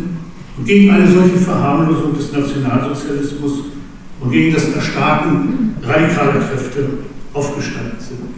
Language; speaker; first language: German; native; German